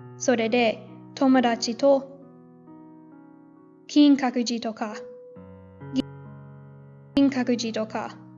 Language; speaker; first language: Japanese; non-native, learner; English